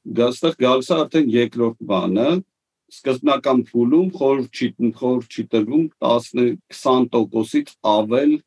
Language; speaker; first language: Armenian; native; Armenian